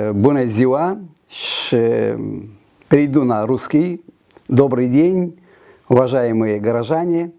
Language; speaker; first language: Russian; non-native, local second language; Romanian